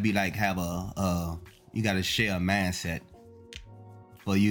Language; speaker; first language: English; native; English